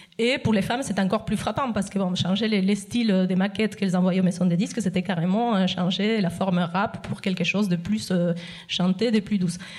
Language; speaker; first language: French; non-native, fluent; Spanish